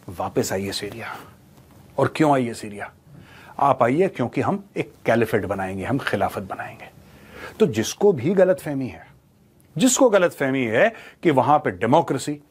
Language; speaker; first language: Hindi; native; Hindi